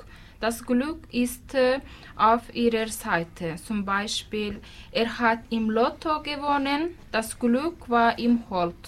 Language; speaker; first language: German; non-native, learner; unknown